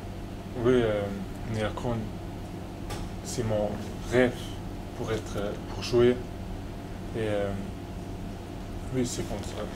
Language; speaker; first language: French; non-native, learner; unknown